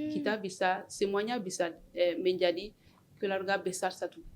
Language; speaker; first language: Indonesian; non-native, learner; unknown